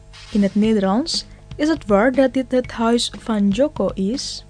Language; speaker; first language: Dutch; non-native, learner; Indonesian